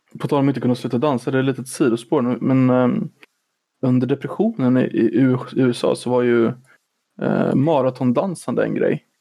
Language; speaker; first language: Swedish; native; Swedish